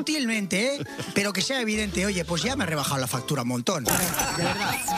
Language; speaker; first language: Spanish; native; Spanish